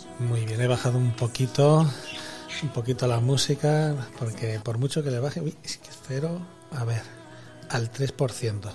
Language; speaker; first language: Spanish; native; Spanish